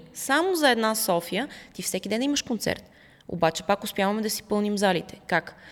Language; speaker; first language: Bulgarian; early bilingual, other home language; Russian